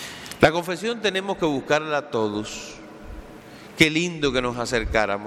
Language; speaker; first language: Spanish; native; Spanish